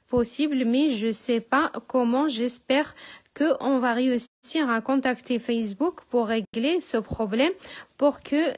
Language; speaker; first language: French; non-native, local second language; Arabic